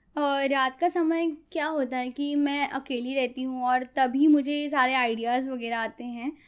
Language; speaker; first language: Hindi; non-native, local second language; Konkani